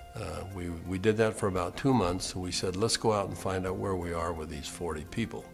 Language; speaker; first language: English; native; English